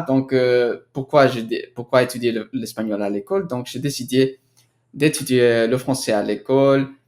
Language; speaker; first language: French; non-native, learner; Spanish